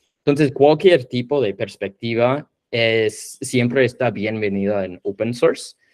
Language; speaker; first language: Spanish; non-native, fluent; English